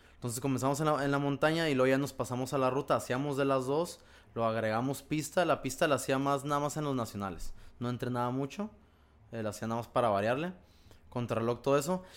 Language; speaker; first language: Spanish; native; Spanish